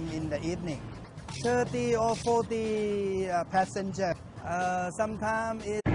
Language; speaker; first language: English; non-native, learner; Thai